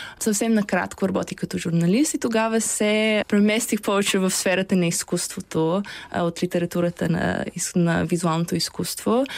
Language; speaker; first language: Bulgarian; early bilingual, heritage; Bulgarian